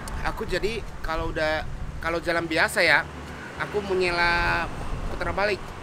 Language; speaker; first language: Indonesian; non-native, fluent; Japanese